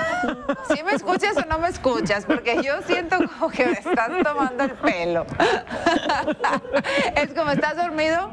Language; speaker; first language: Spanish; native; Spanish